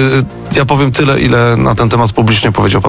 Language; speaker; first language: Polish; native; Polish